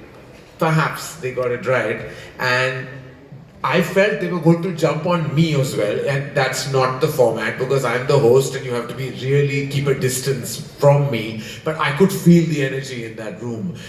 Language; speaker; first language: English; non-native, local second language; Hindi